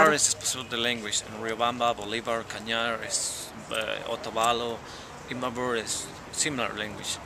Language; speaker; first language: English; non-native, learner; Spanish